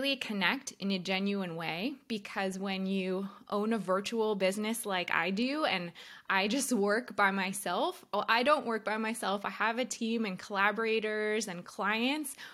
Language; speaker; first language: English; native; English